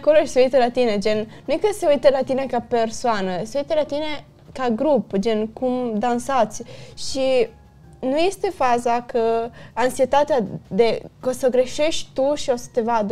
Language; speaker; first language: Romanian; early bilingual, heritage; Romanian